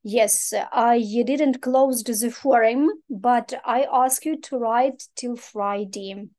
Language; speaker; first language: English; non-native, fluent; Ukrainian